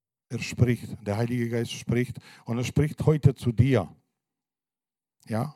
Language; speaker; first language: German; non-native, fluent; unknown